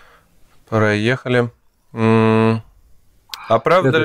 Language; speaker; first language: Russian; native; Russian